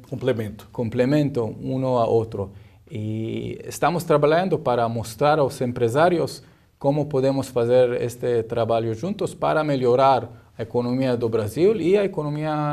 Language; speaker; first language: Portuguese; non-native, learner; Hebrew